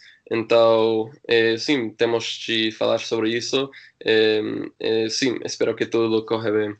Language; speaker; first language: Portuguese; non-native, learner; English